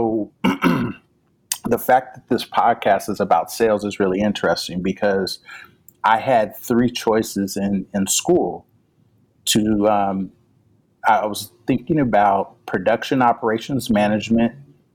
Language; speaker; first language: English; native; English